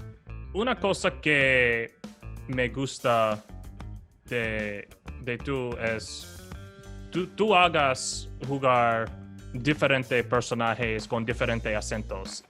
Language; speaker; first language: Spanish; non-native, learner; English